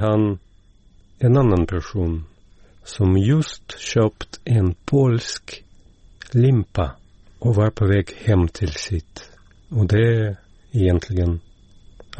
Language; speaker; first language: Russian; native; Russian